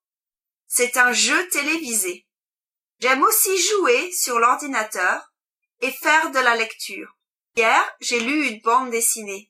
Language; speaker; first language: French; non-native, learner; English